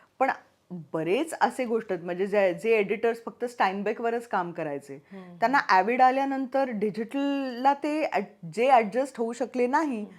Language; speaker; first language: Marathi; native; Marathi